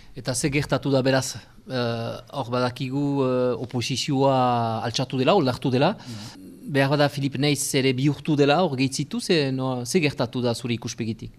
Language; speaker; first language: Basque; native; Basque